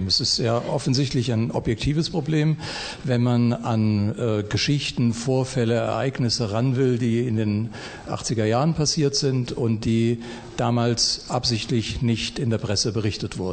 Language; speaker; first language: German; native; German